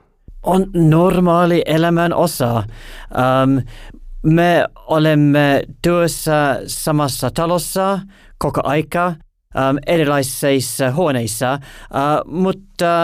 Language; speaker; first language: Finnish; non-native, learner; English